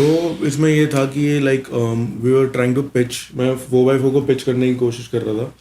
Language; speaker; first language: Hindi; early bilingual, other home language; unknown